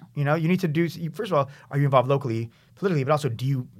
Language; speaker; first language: English; native; English